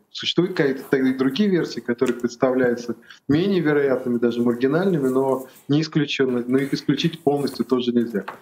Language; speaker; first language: Russian; native; Russian